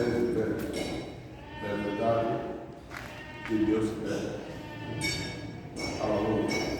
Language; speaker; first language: Portuguese; non-native, learner; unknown